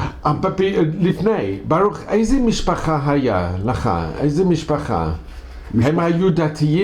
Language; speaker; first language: Hebrew; non-native, fluent; English